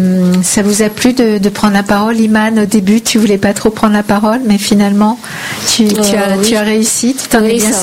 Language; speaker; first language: French; native; French